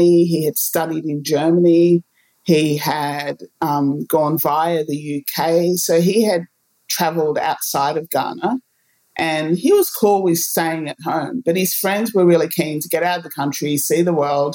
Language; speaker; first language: English; native; English